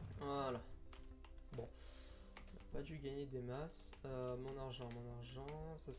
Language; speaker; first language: French; native; French